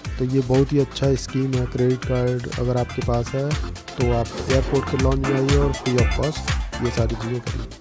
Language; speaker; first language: Hindi; native; Hindi